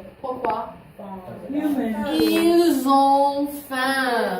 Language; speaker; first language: French; non-native, fluent; English